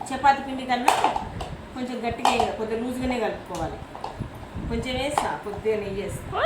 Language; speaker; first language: Telugu; native; Telugu